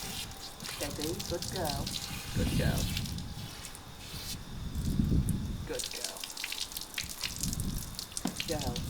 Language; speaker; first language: English; native; English